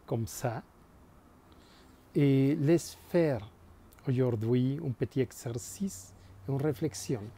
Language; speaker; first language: French; non-native, fluent; Spanish